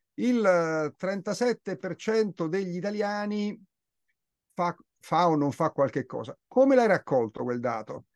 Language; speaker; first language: Italian; native; Italian